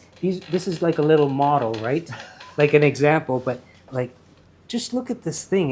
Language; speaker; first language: English; early bilingual, heritage; English